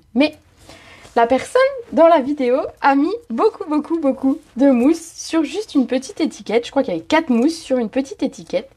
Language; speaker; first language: French; native; French